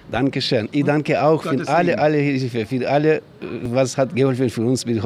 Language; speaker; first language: German; non-native, learner; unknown